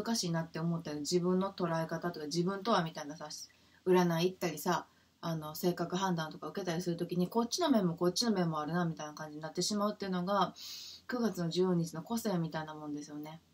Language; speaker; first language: Japanese; native; Japanese